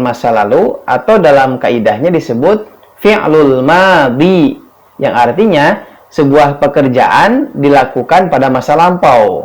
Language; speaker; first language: Indonesian; native; Indonesian